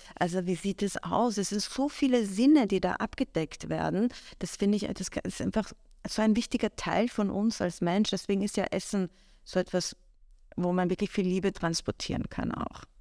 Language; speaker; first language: German; early bilingual, other home language; Persian